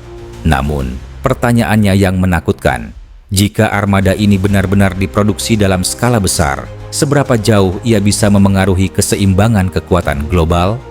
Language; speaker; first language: Indonesian; native; Indonesian